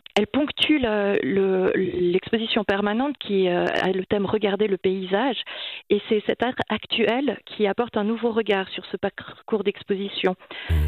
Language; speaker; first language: French; native; French